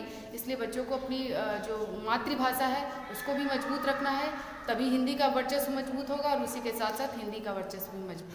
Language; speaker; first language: Hindi; native; Hindi